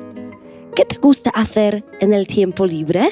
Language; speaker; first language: Spanish; non-native, fluent; Polish